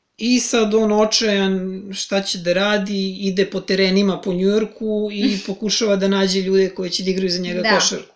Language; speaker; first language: Serbian; native; Serbian